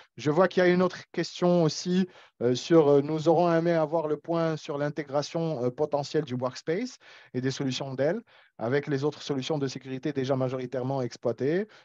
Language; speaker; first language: French; non-native, local second language; Arabic